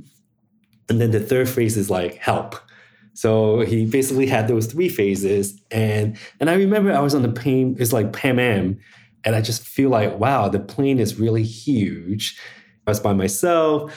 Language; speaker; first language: English; early bilingual, other home language; Chinese